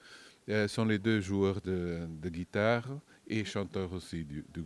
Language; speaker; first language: French; non-native, fluent; Portuguese